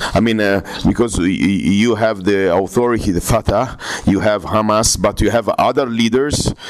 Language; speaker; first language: English; non-native, fluent; Italian